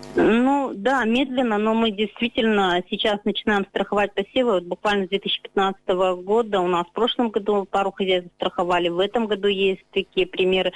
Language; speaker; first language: Russian; native; Russian